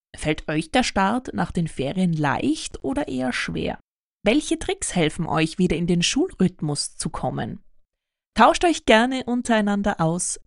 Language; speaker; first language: German; native; German